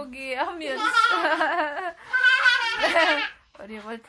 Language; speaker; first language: Korean; non-native, fluent; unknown